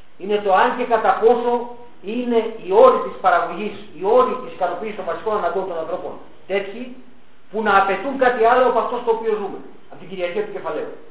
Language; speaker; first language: Greek; early bilingual, heritage; Greek